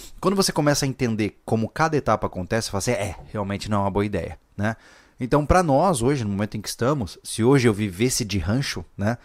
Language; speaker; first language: Portuguese; native; Portuguese